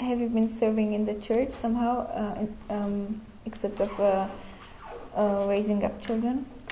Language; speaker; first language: English; non-native, fluent; Czech